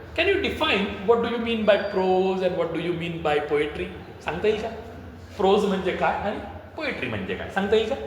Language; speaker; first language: Marathi; native; Marathi